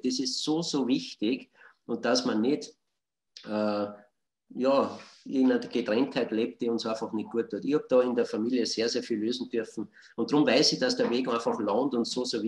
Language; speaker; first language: German; native; German